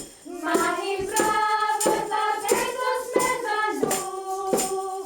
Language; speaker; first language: Welsh; native; Welsh